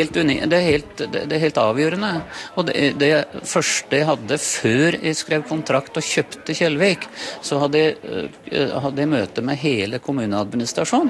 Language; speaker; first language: Norwegian; native; Norwegian